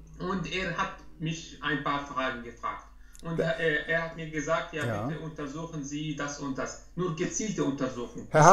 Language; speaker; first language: German; non-native, learner; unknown